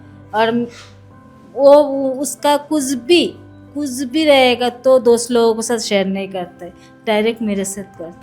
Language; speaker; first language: Hindi; non-native, local second language; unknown